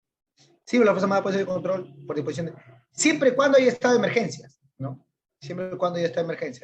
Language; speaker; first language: Spanish; native; Spanish